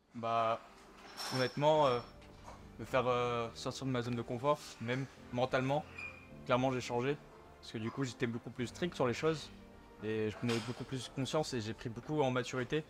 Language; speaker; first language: French; native; French